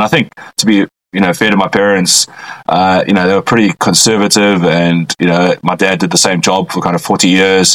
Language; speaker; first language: English; native; English